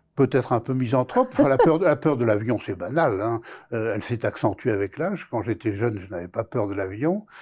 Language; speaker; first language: French; native; French